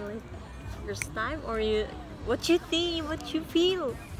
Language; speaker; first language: English; non-native, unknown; Indonesian